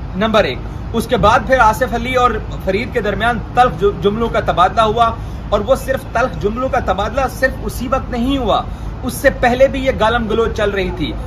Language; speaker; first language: Urdu; native; Urdu